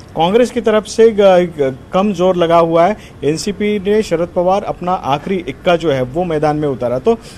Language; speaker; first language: Hindi; non-native, local second language; Marathi